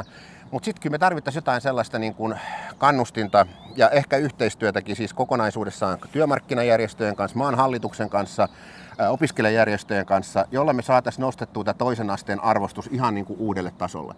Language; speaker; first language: Finnish; native; Finnish